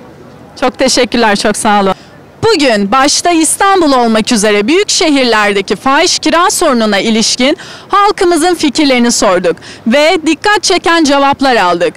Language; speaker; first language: Turkish; native; Turkish